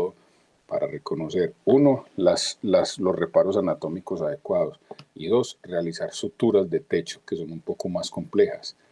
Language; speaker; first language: Spanish; native; Spanish